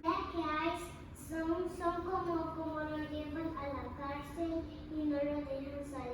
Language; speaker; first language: Spanish; early bilingual, heritage; Spanish